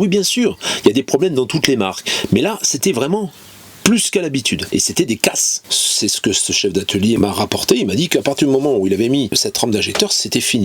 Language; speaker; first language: French; native; French